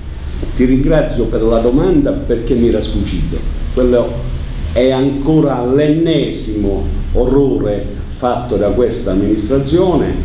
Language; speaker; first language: Italian; native; Italian